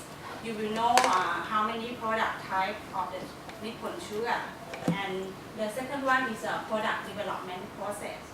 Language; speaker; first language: English; non-native, learner; Thai